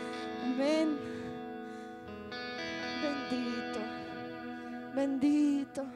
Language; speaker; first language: Spanish; native; Spanish